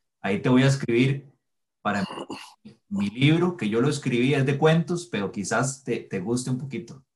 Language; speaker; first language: Spanish; native; Spanish